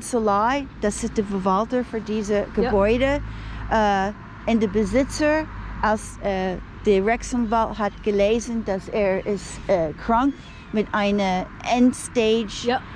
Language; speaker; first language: German; non-native, fluent; English